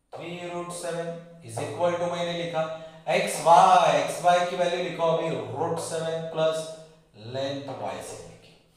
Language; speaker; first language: Hindi; non-native, local second language; Marathi